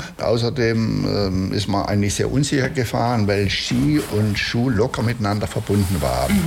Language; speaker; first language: German; native; German